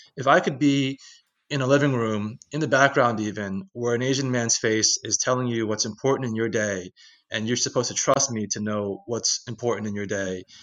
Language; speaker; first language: English; native; English